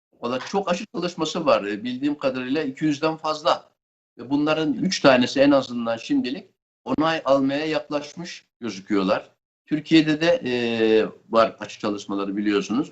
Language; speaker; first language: Turkish; native; Turkish